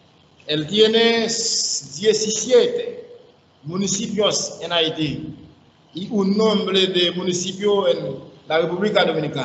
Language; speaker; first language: Spanish; non-native, learner; Haitian Creole